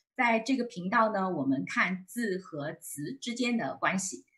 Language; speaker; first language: Chinese; native; Chinese